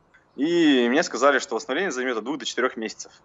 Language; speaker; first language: Russian; native; Russian